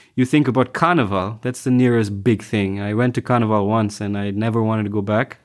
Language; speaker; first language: English; non-native, local second language; Tamil